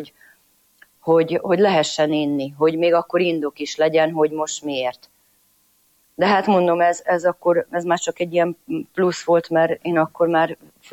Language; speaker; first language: Hungarian; non-native, local second language; Croatian